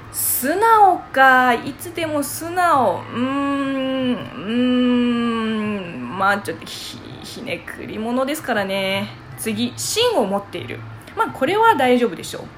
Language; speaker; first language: Japanese; non-native, fluent; Chinese